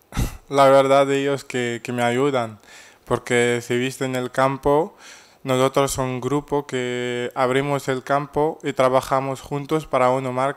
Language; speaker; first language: Spanish; non-native, fluent; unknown